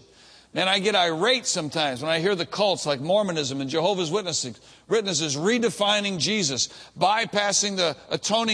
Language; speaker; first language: English; native; English